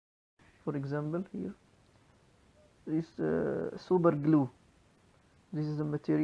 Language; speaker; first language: English; non-native, local second language; Arabic